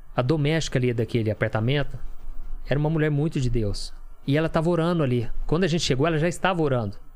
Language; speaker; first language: Portuguese; native; Portuguese